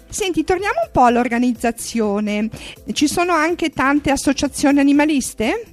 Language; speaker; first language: Italian; native; Italian